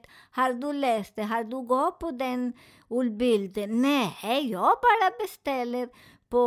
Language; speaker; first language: Swedish; non-native, learner; Spanish